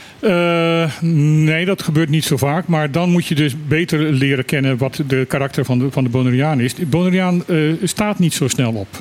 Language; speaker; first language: Dutch; non-native, local second language; Papiamento